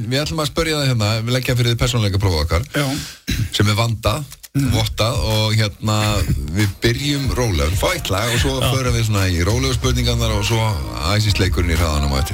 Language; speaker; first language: Icelandic; native; Icelandic